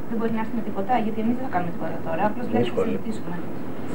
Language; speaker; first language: Greek; native; Greek